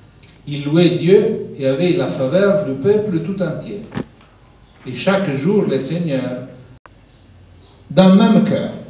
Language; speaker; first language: French; non-native, fluent; Italian